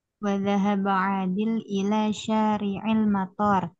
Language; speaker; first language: Arabic; non-native, learner; Indonesian